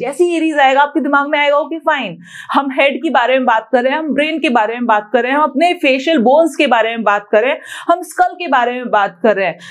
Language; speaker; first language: Hindi; native; Hindi